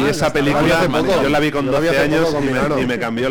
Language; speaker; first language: Spanish; native; Spanish